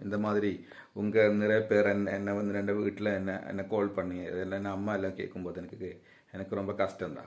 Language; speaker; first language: Tamil; non-native, learner; Malayalam